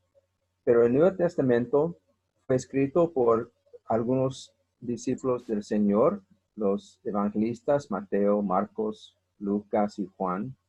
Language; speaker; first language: Spanish; non-native, fluent; English